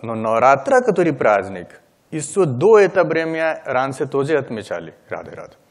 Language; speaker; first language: Russian; non-native, learner; Hindi